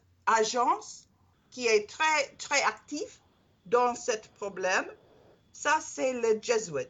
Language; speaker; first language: French; non-native, learner; English